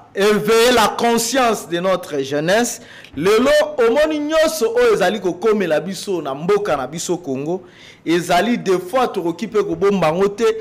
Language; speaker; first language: Lingala; native; Lingala